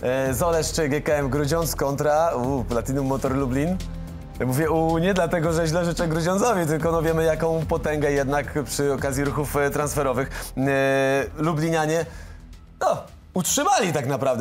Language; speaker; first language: Polish; native; Polish